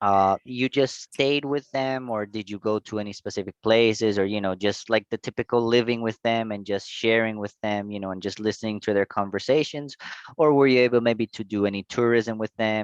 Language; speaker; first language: English; non-native, fluent; Spanish